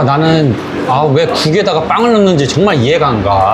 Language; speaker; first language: Korean; native; Korean